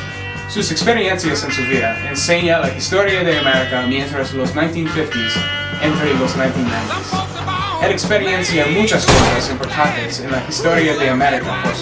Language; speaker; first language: Spanish; non-native, learner; English